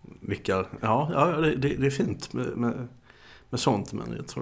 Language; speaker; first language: Swedish; native; Swedish